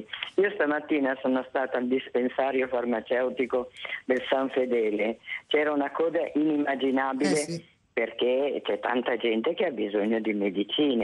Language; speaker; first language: Italian; native; Italian